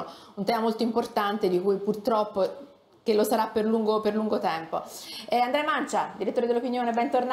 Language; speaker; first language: Italian; native; Italian